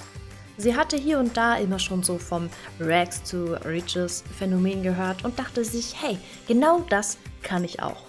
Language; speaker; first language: German; native; German